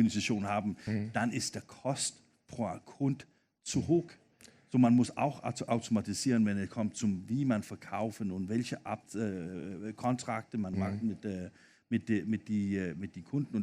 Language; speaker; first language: German; non-native, fluent; Danish